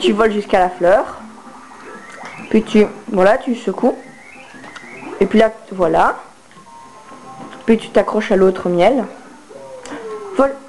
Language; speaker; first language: French; native; French